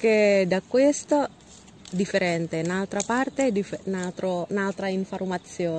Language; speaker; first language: Italian; non-native, learner; Indonesian